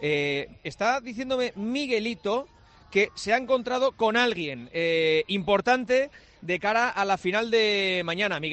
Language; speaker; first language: Spanish; native; Spanish